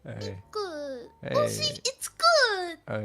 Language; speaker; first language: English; non-native, learner; Min Nan Chinese